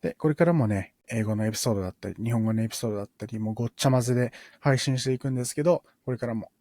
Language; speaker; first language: Japanese; early bilingual, other home language; Filipino